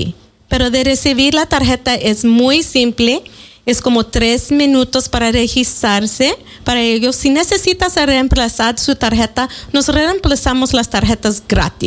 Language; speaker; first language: Spanish; early bilingual, heritage; Spanish